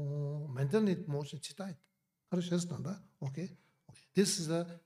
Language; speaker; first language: Russian; non-native, learner; Tibetan